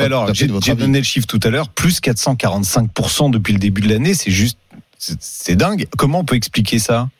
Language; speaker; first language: French; native; French